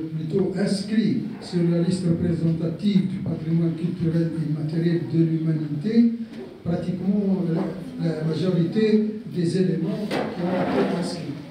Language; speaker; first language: French; non-native, local second language; Arabic